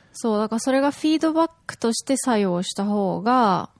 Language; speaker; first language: Japanese; native; Japanese